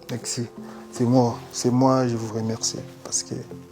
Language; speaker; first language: French; non-native, local second language; Lingala